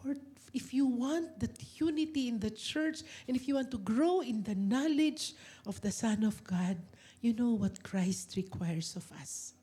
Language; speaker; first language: English; non-native, local second language; Filipino